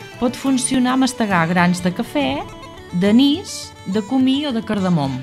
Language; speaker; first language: Catalan; native; Catalan